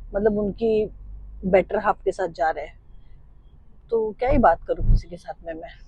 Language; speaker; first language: Hindi; non-native, local second language; Marathi